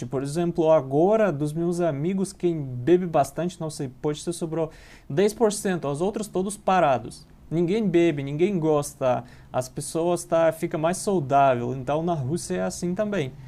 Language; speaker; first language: Portuguese; non-native, learner; Russian